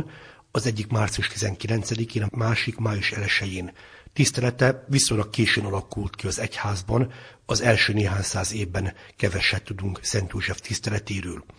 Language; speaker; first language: Hungarian; native; Hungarian